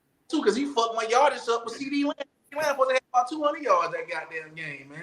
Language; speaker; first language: English; native; English